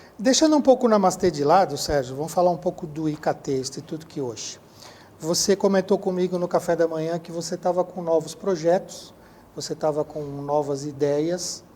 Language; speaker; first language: Portuguese; native; Portuguese